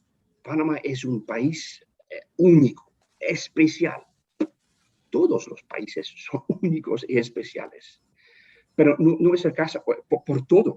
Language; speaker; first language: Spanish; non-native, fluent; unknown